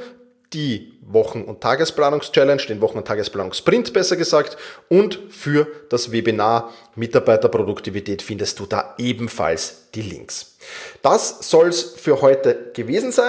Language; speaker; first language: German; native; German